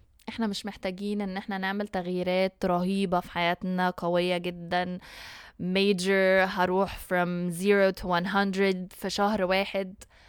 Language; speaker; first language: Arabic; early bilingual, heritage; Arabic